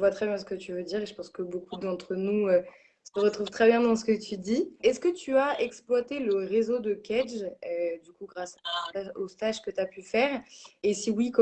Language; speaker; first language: French; native; French